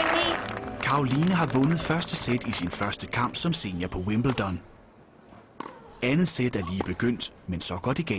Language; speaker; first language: Danish; native; Danish